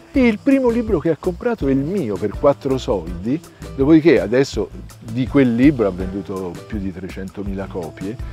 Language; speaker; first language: Italian; native; Italian